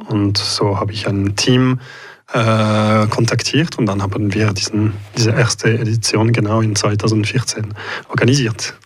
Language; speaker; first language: German; non-native, local second language; French